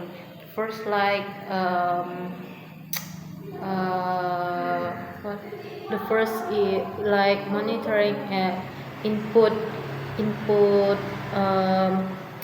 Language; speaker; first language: English; non-native, learner; Indonesian